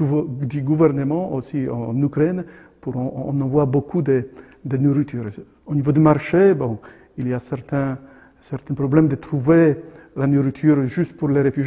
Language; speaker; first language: French; non-native, fluent; Polish